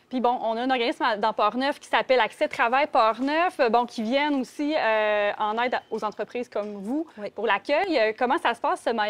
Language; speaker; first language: French; native; French